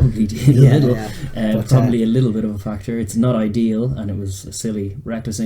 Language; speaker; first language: English; native; English